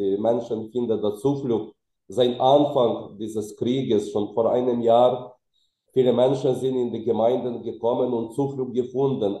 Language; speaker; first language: German; non-native, fluent; Ukrainian